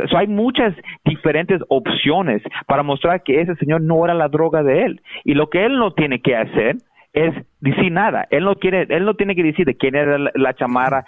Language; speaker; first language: Spanish; early bilingual, heritage; Spanish